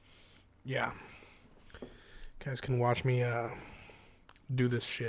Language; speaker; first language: English; native; English